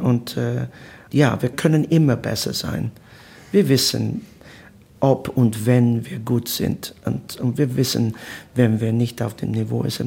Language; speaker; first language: German; non-native, learner; Italian